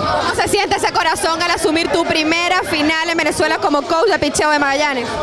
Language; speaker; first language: Spanish; native; Spanish